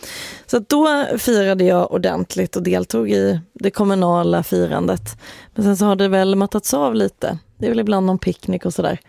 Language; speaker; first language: Swedish; native; Swedish